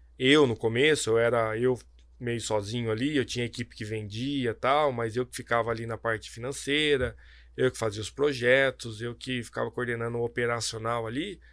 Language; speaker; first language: Portuguese; native; Portuguese